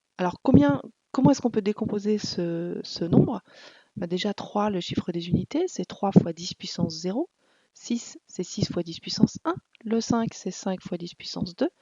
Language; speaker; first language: French; native; French